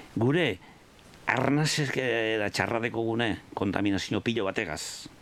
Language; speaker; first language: Basque; native; Basque